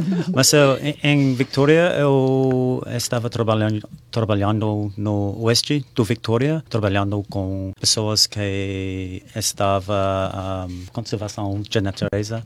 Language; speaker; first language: Portuguese; non-native, learner; English